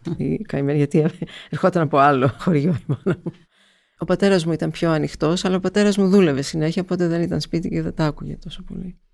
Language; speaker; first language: Greek; early bilingual, heritage; Greek